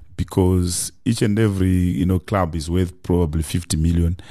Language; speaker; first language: English; non-native, local second language; Shona